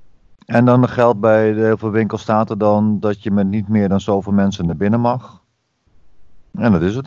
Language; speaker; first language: Dutch; native; Dutch